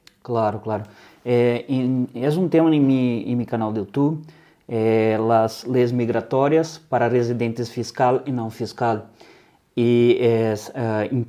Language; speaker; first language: Spanish; non-native, fluent; Portuguese